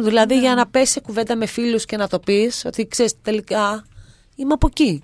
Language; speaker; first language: Greek; native; Greek